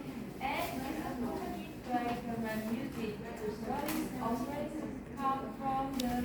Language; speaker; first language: English; non-native, learner; Indonesian